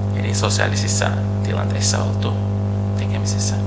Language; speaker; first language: Finnish; non-native, fluent; Portuguese